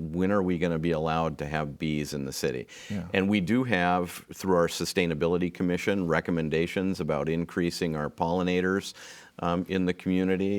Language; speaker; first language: English; native; English